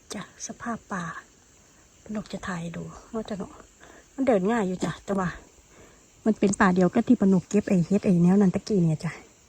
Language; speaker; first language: Thai; native; Thai